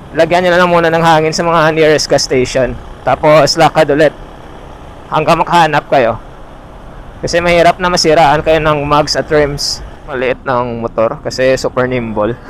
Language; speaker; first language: Filipino; non-native, local second language; Hiligaynon